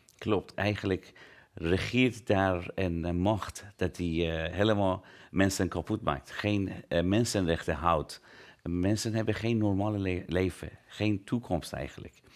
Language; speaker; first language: Dutch; non-native, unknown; Persian